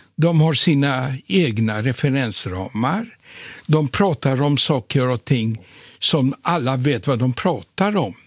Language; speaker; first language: Swedish; non-native, fluent; Polish